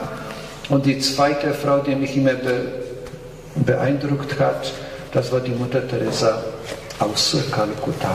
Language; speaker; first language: German; non-native, fluent; Polish